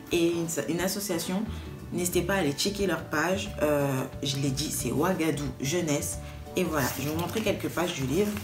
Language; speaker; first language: French; native; French